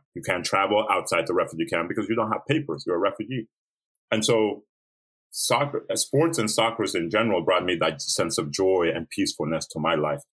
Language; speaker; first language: English; early bilingual, other home language; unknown